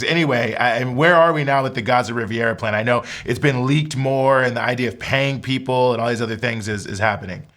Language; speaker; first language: English; native; English